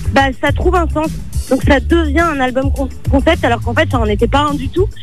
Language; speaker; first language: French; native; French